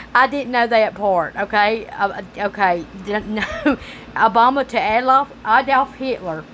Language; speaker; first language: English; native; English